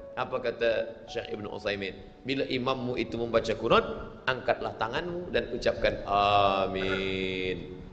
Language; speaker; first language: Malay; native; Malay